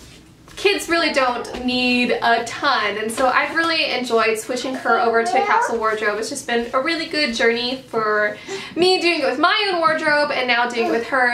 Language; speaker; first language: English; native; English